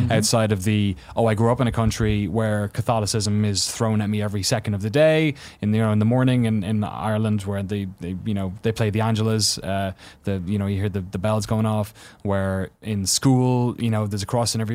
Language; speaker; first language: English; native; English